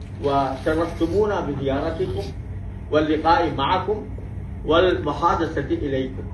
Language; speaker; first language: Arabic; non-native, fluent; Urdu